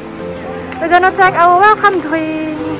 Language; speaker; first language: English; non-native, learner; Indonesian